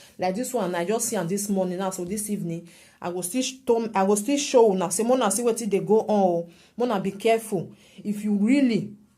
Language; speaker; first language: Nigerian Pidgin; native; Nigerian Pidgin